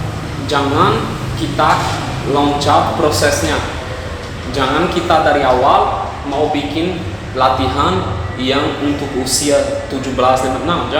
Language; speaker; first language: Indonesian; non-native, fluent; Portuguese